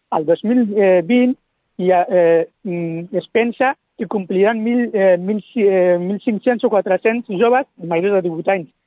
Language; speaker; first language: Catalan; early bilingual, other home language; Spanish